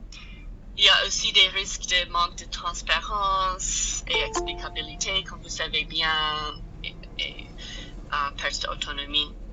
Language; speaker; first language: French; non-native, learner; English